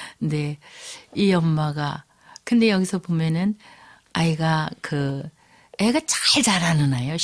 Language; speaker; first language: Korean; native; Korean